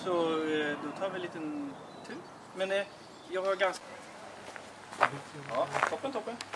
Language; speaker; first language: Swedish; native; Swedish